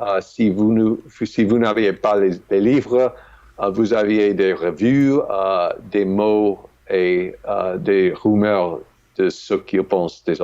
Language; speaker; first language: French; non-native, fluent; English